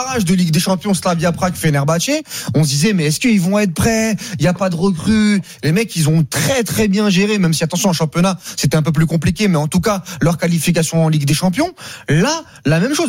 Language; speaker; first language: French; native; French